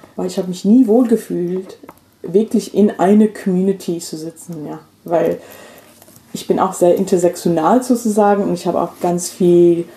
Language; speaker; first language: German; non-native, fluent; English